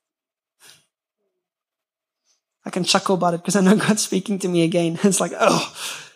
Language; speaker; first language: English; native; English